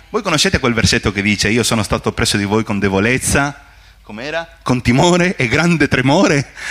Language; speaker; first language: Italian; non-native, fluent; Spanish